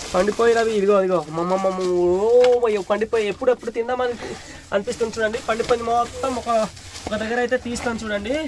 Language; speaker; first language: Telugu; non-native, local second language; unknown